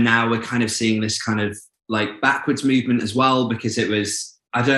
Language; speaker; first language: English; native; English